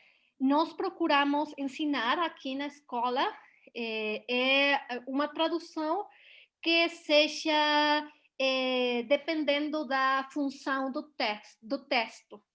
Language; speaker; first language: Portuguese; non-native, learner; Spanish